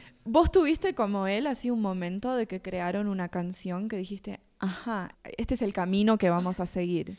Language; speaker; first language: Spanish; native; Spanish